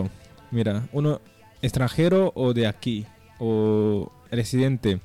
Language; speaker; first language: Spanish; non-native, learner; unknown